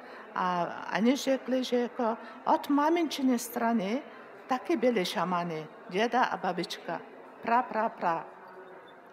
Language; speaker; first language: Czech; non-native, learner; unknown